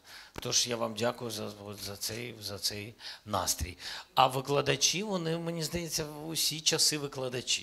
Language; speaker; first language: Ukrainian; non-native, local second language; Russian